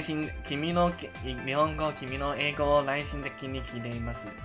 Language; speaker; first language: Japanese; non-native, learner; Cantonese